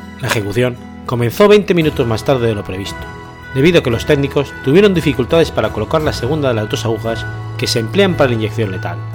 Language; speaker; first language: Spanish; native; Spanish